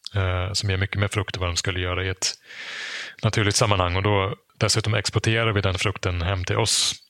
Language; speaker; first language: Swedish; non-native, fluent; German